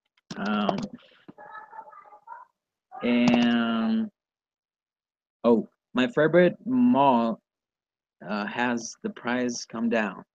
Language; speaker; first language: English; non-native, learner; Spanish